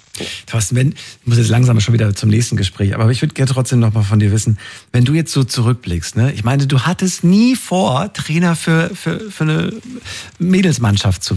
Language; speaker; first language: German; native; German